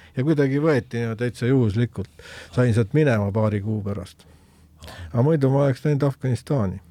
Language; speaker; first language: Estonian; native; Estonian